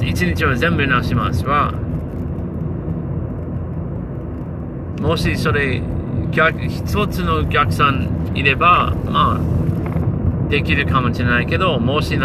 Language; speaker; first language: Japanese; non-native, learner; English